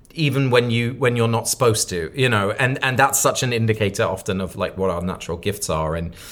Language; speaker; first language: English; native; English